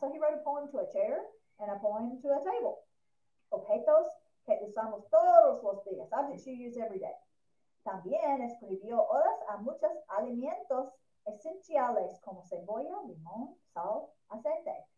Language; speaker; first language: Spanish; non-native, fluent; English